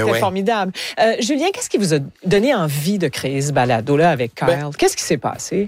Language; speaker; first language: French; native; French